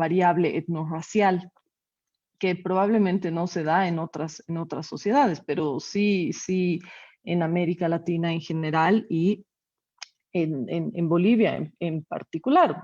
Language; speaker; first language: Spanish; native; Spanish